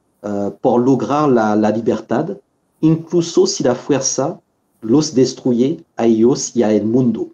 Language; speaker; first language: Spanish; non-native, fluent; French